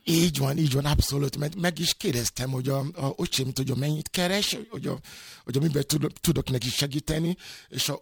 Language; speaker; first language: Hungarian; non-native, fluent; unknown